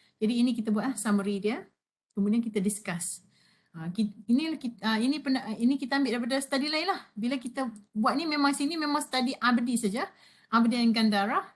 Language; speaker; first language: Malay; native; Malay